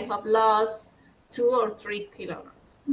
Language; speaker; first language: English; non-native, learner; Spanish